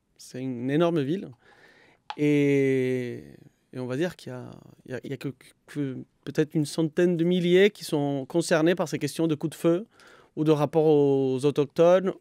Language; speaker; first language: French; non-native, fluent; Spanish